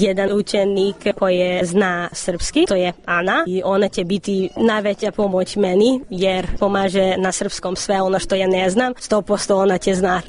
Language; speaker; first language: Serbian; non-native, local second language; Hungarian